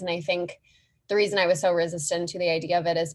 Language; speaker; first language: English; native; English